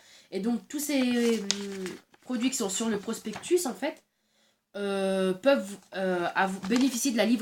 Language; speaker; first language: French; native; French